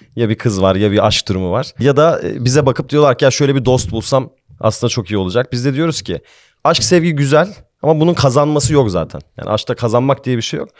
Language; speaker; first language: Turkish; early bilingual, heritage; Turkish